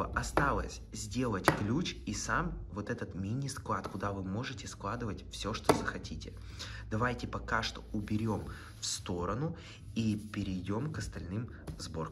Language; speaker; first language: Russian; native; Russian